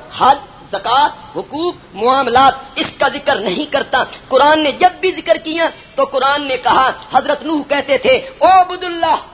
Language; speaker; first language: Urdu; non-native, local second language; Punjabi